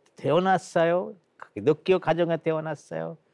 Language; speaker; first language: Korean; non-native, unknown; Bangla